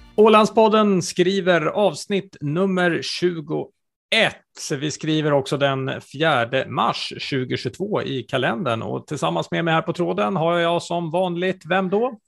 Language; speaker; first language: Swedish; native; Swedish